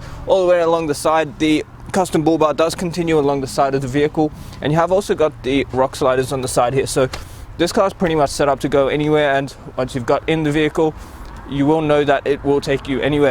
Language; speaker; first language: English; native; English